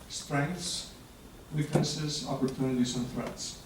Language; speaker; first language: English; non-native, fluent; Greek